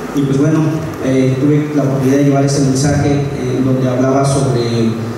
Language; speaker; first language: Spanish; non-native, local second language; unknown